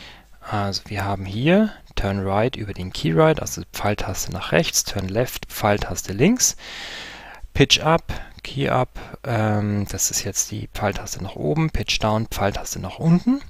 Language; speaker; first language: German; native; German